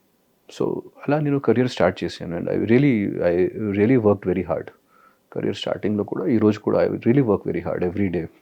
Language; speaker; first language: Telugu; non-native, fluent; Hindi